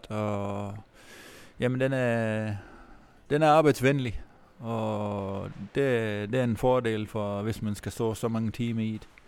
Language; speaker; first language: Danish; non-native, fluent; Dutch